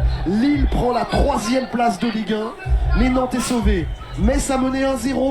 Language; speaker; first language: French; native; French